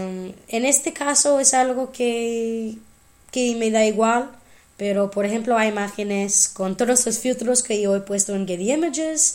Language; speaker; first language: Spanish; non-native, fluent; English